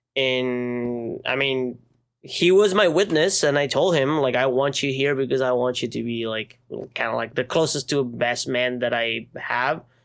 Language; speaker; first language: English; non-native, fluent; Spanish